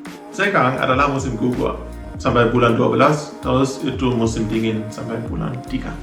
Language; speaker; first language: Indonesian; non-native, fluent; German